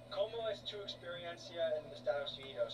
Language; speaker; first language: Spanish; non-native, learner; English